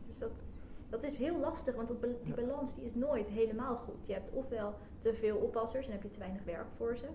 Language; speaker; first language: Dutch; native; Dutch